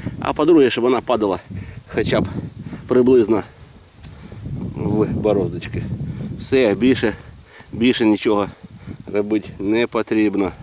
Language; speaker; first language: Ukrainian; native; Ukrainian